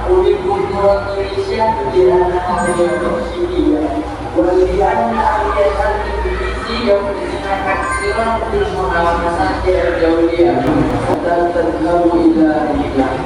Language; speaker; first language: Arabic; non-native, learner; Indonesian